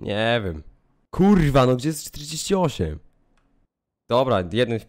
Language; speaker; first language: Polish; native; Polish